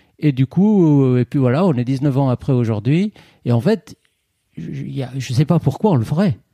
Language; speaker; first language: French; non-native, fluent; Persian